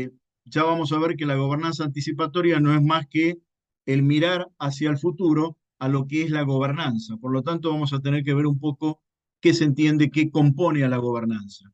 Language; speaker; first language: Spanish; native; Spanish